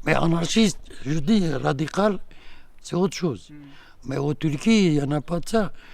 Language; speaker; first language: French; non-native, learner; Kurdish